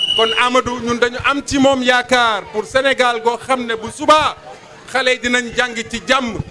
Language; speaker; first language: Wolof; native; Wolof